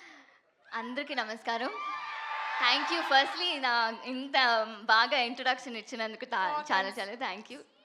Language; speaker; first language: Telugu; non-native, learner; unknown